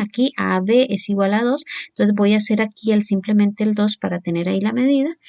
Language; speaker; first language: Spanish; native; Spanish